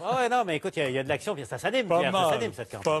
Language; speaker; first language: French; native; French